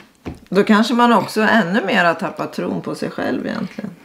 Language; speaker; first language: Swedish; native; Swedish